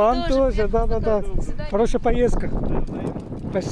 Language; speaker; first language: Russian; non-native, fluent; English